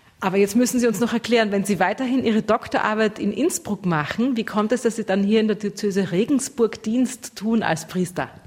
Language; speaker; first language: German; native; German